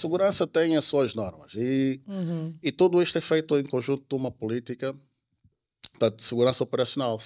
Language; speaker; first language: Portuguese; native; Portuguese